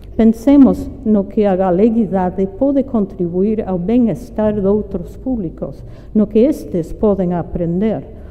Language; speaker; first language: Portuguese; non-native, fluent; English